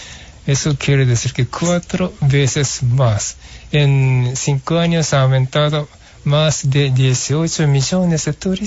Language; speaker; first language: Spanish; non-native, fluent; Japanese